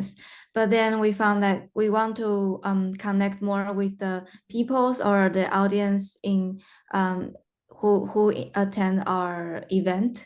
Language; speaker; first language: English; non-native, fluent; Chinese